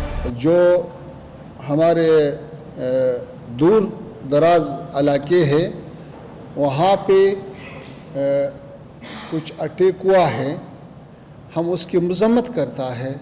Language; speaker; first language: Hindi; non-native, fluent; Pashto